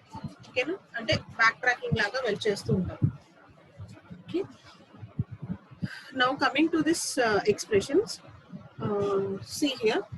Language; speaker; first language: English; non-native, local second language; Telugu